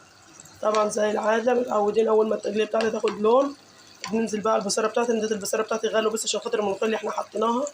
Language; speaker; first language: Arabic; native; Arabic